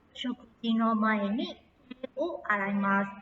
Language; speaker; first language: Japanese; non-native, fluent; Burmese